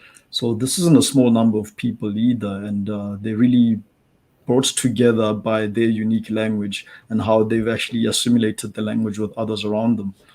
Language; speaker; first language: English; non-native, local second language; Tswana